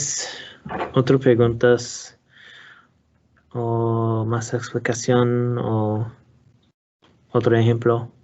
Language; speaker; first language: Spanish; non-native, learner; English